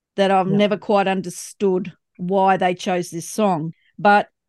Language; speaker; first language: English; native; English